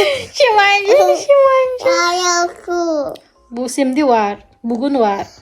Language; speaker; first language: Turkish; non-native, learner; Indonesian